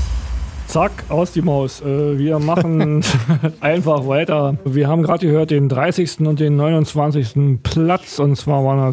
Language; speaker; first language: German; native; German